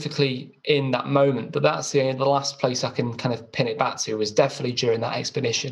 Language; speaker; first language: English; native; English